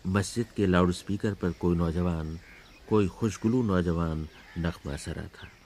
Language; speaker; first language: Urdu; native; Urdu